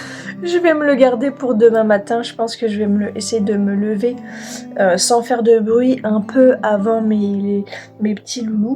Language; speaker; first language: French; native; French